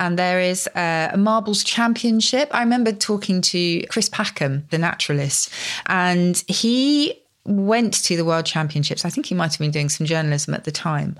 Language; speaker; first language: English; native; English